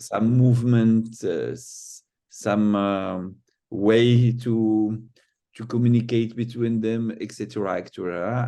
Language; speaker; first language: English; non-native, fluent; Arabic